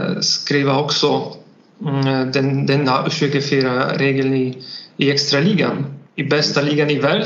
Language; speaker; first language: Swedish; non-native, learner; Polish